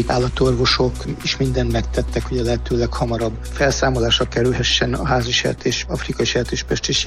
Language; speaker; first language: Hungarian; native; Hungarian